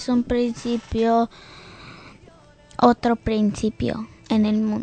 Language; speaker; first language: Spanish; early bilingual, heritage; Spanish